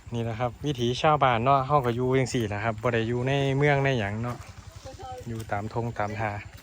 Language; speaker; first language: Thai; native; Thai